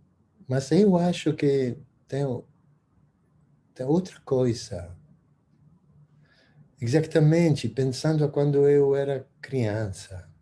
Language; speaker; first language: Portuguese; non-native, fluent; Spanish